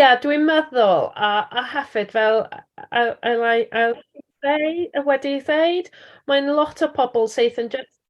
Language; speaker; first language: Welsh; non-native, learner; English